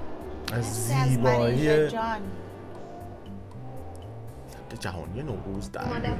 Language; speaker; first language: Persian; native; Persian